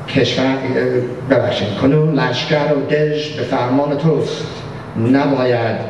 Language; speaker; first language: Persian; non-native, fluent; English